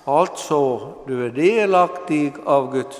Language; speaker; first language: Swedish; non-native, local second language; Finnish